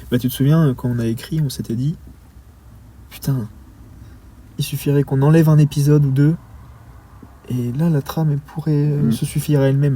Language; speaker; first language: French; native; French